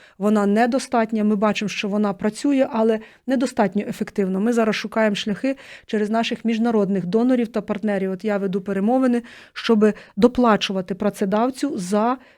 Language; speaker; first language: Ukrainian; native; Ukrainian